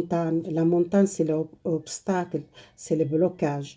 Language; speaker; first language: French; non-native, learner; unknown